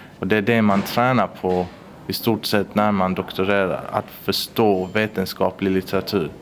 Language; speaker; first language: Swedish; early bilingual, other home language; Persian